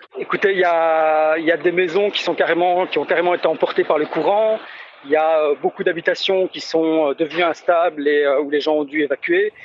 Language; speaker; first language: French; native; French